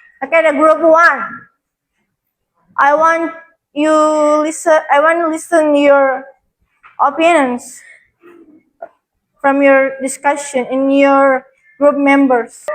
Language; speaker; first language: English; non-native, learner; Indonesian